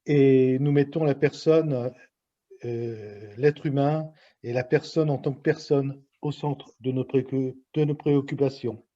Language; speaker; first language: French; native; French